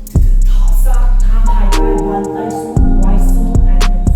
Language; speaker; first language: Vietnamese; non-native, learner; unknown